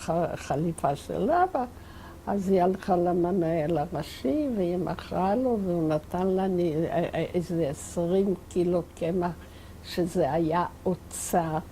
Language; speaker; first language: Hebrew; non-native, fluent; Yiddish